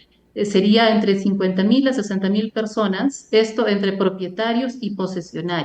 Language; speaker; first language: Spanish; native; Spanish